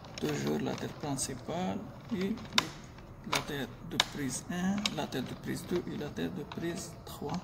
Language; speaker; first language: French; non-native, local second language; Arabic